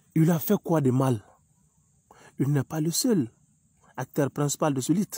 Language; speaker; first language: French; non-native, local second language; Bambara